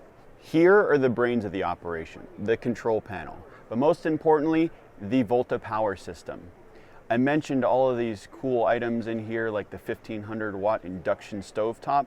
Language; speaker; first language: English; native; English